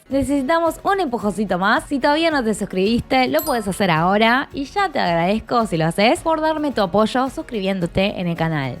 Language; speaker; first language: Spanish; early bilingual, other home language; Korean